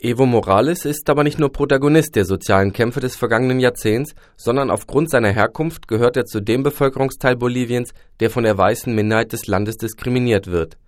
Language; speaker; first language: German; native; German